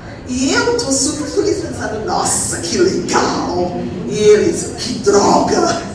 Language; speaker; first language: Portuguese; non-native, fluent; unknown